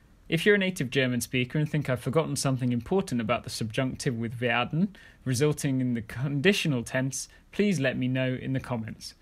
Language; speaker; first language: English; native; English